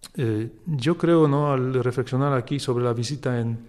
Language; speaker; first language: Spanish; non-native, fluent; Polish